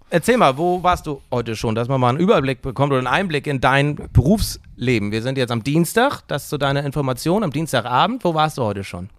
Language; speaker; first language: German; native; German